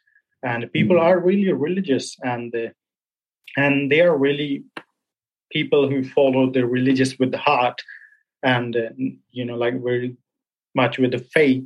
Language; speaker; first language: English; non-native, local second language; Punjabi